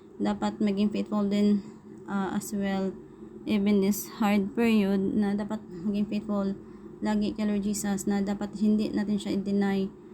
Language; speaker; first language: Filipino; non-native, local second language; Cebuano